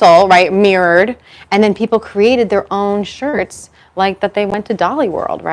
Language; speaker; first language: English; native; English